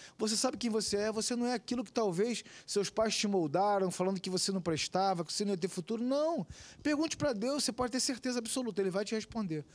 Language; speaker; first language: Portuguese; native; Portuguese